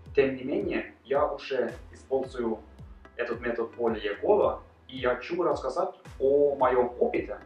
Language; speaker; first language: Russian; non-native, fluent; Norwegian